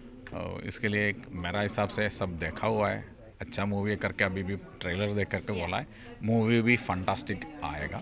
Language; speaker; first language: Hindi; non-native, local second language; Malayalam